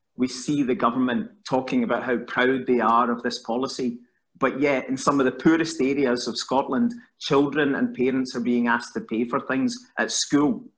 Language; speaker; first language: English; native; English